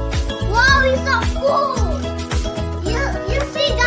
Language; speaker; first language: English; non-native, learner; Indonesian